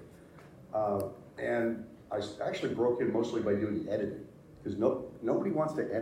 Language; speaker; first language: English; native; English